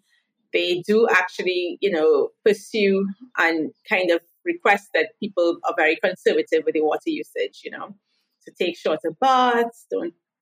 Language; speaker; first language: English; native; English